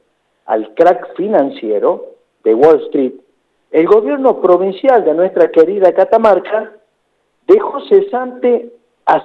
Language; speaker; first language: Spanish; native; Spanish